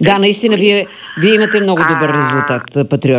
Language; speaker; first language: Bulgarian; native; Bulgarian